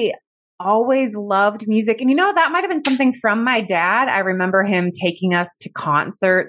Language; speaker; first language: English; native; English